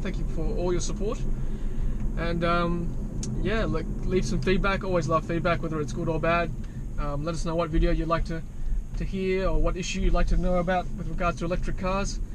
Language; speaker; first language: English; native; English